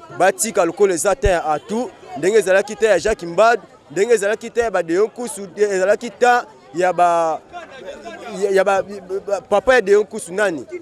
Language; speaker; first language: Lingala; non-native, local second language; Kongo